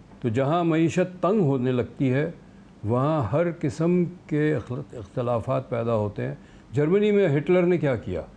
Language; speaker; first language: Urdu; native; Urdu